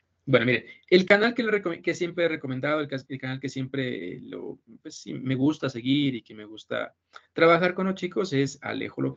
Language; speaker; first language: Spanish; native; Spanish